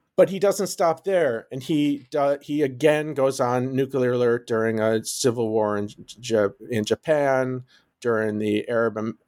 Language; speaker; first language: English; native; English